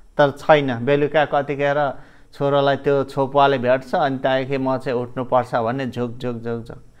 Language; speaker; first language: Nepali; non-native, local second language; Limbu